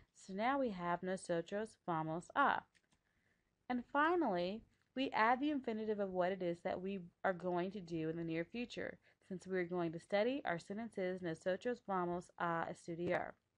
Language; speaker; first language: English; native; English